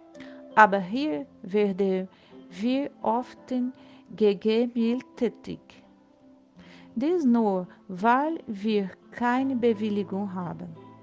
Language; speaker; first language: German; non-native, learner; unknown